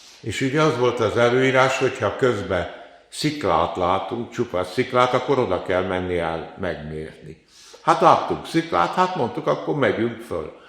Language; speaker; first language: Hungarian; native; Hungarian